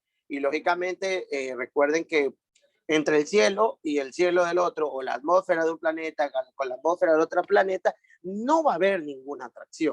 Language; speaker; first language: Spanish; native; Spanish